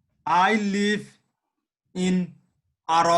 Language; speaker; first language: English; non-native, learner; Somali